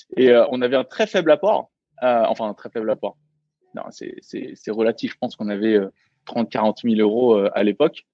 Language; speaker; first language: French; early bilingual, other home language; Vietnamese